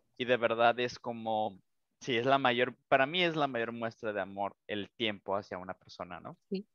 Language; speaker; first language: Spanish; native; Spanish